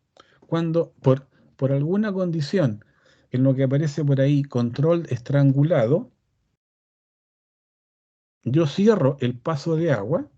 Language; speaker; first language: Spanish; native; Spanish